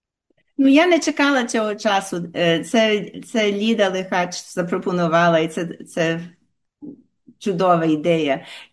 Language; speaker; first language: Ukrainian; early bilingual, heritage; Ukrainian